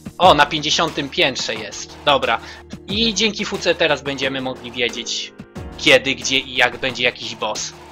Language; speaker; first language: Polish; native; Polish